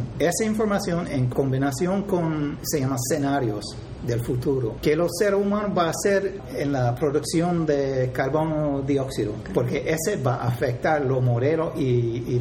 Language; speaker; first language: Spanish; non-native, fluent; English